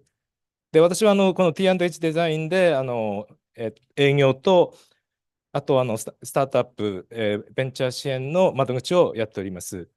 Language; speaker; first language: Japanese; native; Japanese